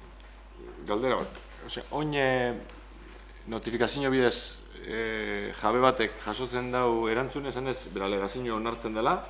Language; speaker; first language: Basque; native; Basque